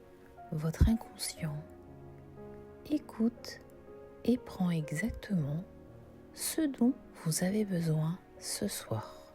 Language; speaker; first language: French; native; French